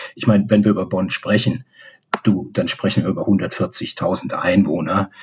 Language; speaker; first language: German; native; German